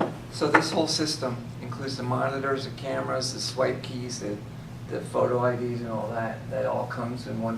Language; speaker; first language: English; native; English